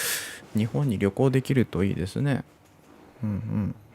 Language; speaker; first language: Japanese; native; Japanese